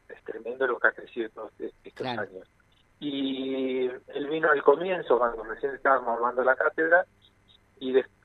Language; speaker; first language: Spanish; native; Spanish